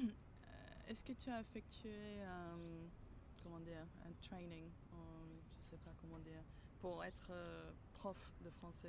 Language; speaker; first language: French; non-native, fluent; English